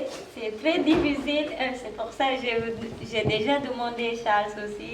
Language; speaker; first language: French; non-native, learner; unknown